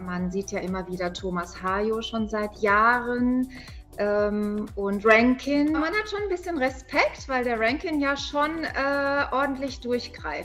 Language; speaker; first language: German; native; German